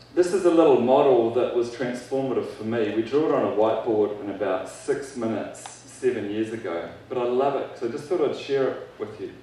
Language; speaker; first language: English; native; English